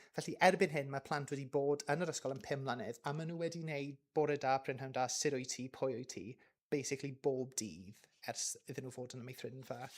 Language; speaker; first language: Welsh; non-native, local second language; English